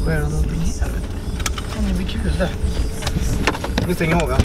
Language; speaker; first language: Swedish; native; Swedish